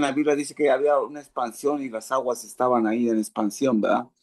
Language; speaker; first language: Spanish; native; Spanish